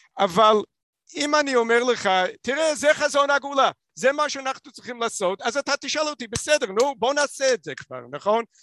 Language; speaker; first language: Hebrew; non-native, fluent; English